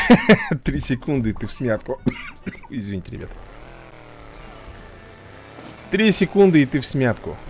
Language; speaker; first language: Russian; native; Russian